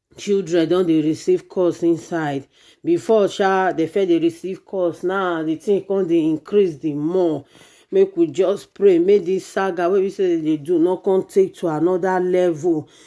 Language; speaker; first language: Nigerian Pidgin; native; Nigerian Pidgin